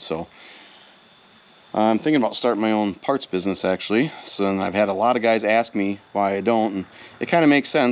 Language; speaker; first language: English; native; English